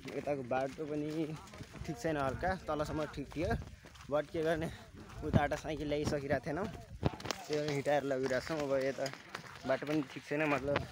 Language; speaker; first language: Nepali; non-native, local second language; Dangaura Tharu